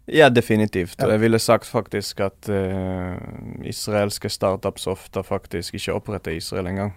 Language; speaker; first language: Norwegian; non-native, fluent; Hebrew